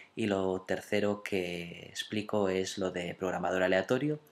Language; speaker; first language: Spanish; native; Spanish